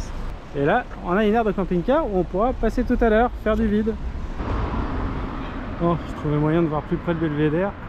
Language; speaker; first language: French; native; French